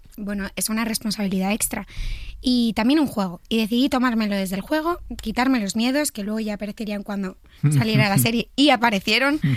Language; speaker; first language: Spanish; native; Spanish